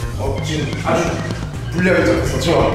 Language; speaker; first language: Korean; native; Korean